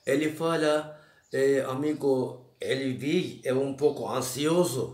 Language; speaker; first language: Portuguese; non-native, learner; Turkish